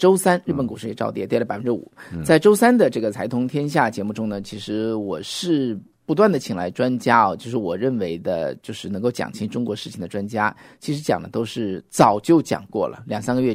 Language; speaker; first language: Chinese; native; Chinese